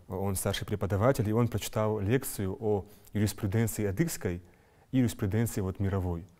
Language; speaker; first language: Russian; non-native, local second language; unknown